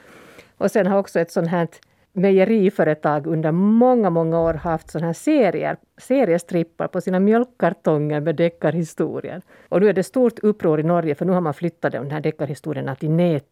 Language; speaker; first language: Swedish; native; Swedish